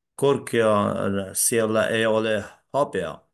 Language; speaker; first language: Finnish; non-native, learner; Persian